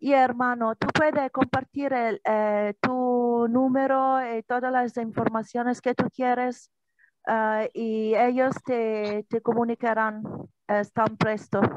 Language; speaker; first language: Spanish; non-native, learner; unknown